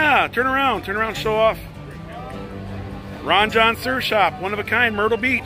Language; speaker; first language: English; native; English